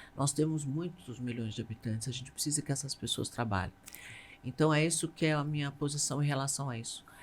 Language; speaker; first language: Portuguese; native; Portuguese